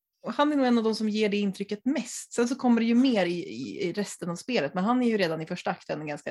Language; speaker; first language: Swedish; native; Swedish